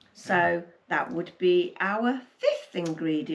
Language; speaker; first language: English; native; English